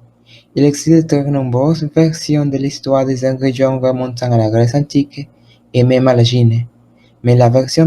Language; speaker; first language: French; non-native, learner; Spanish